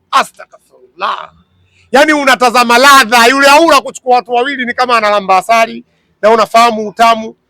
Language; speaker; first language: Swahili; native; Swahili